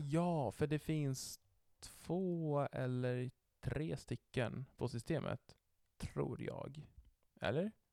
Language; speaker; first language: Swedish; non-native, fluent; Italian